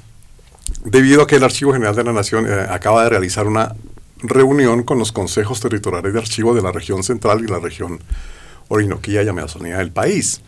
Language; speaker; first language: Spanish; native; Spanish